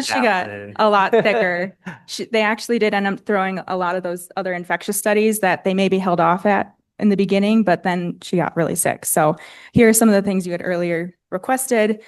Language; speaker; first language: English; native; English